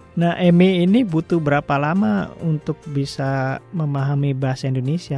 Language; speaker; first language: Indonesian; native; Indonesian